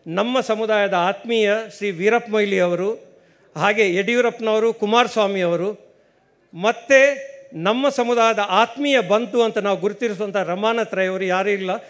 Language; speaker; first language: Kannada; non-native, local second language; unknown